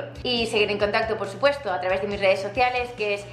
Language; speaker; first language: Spanish; native; Spanish